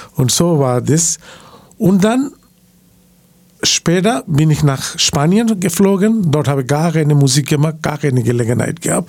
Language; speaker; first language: German; non-native, learner; Bangla